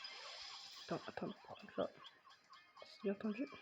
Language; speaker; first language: French; native; French